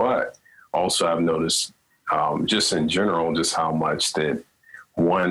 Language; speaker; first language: English; native; English